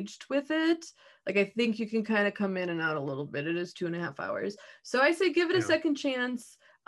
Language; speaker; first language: English; native; English